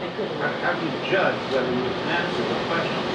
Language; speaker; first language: English; native; English